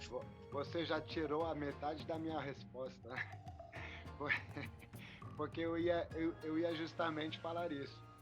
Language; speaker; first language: Portuguese; non-native, fluent; French